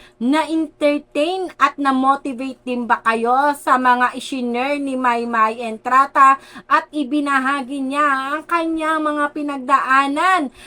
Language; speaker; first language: Filipino; native; Filipino